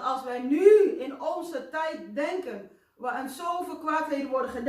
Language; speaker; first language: Dutch; non-native, fluent; Indonesian